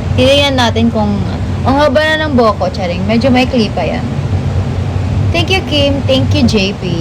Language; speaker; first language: Filipino; native; Filipino